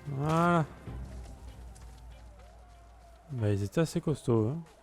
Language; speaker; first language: French; native; French